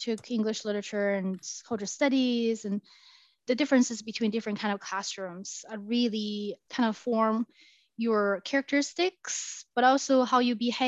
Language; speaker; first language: English; non-native, fluent; Chinese